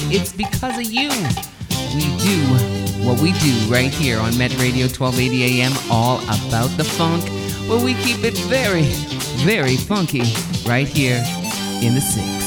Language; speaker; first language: English; native; English